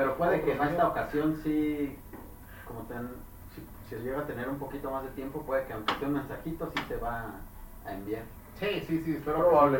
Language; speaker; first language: Spanish; native; Spanish